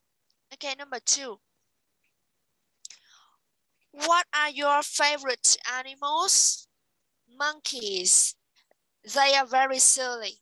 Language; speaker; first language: English; non-native, fluent; Vietnamese